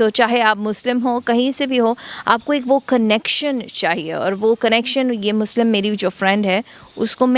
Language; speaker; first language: Hindi; non-native, fluent; English